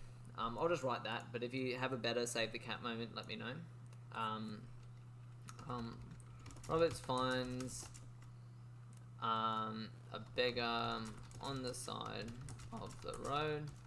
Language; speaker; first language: English; native; English